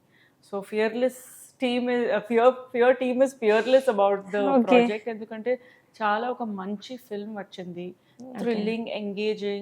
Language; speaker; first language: Telugu; non-native, local second language; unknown